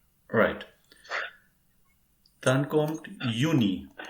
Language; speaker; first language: German; non-native, learner; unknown